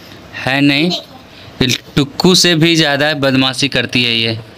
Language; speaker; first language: Hindi; native; Hindi